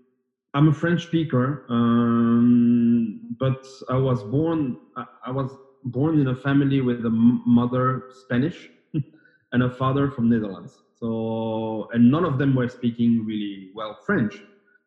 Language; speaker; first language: English; non-native, fluent; French